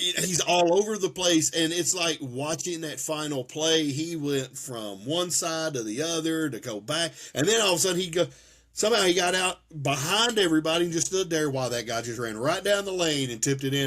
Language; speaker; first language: English; native; English